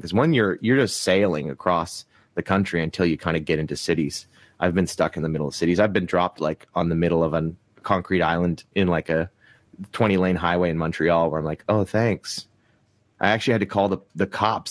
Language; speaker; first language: English; native; English